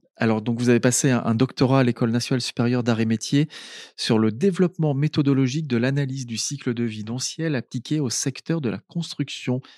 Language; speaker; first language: French; native; French